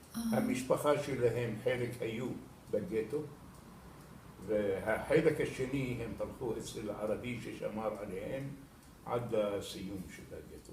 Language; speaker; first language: Hebrew; non-native, fluent; Arabic